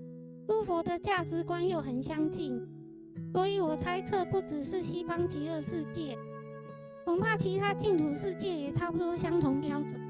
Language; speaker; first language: Chinese; native; Chinese